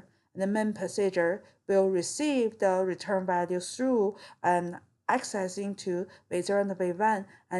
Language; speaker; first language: English; non-native, fluent; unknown